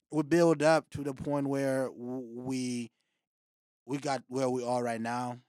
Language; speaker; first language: English; non-native, local second language; Rundi